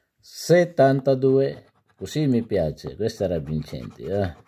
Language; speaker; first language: Italian; non-native, learner; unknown